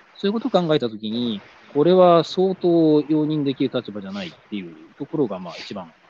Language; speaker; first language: Japanese; native; Japanese